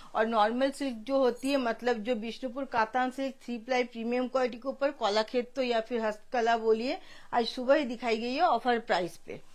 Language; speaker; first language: Hindi; non-native, local second language; Bangla